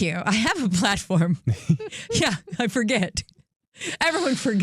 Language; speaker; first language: English; native; English